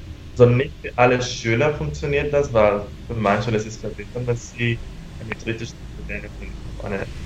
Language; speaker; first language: German; non-native, fluent; Spanish